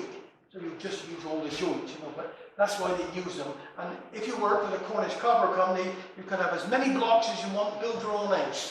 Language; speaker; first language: English; native; English